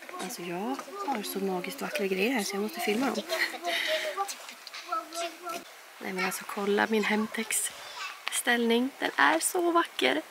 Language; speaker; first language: Swedish; native; Swedish